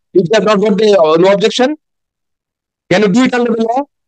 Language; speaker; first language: English; non-native, local second language; Bangla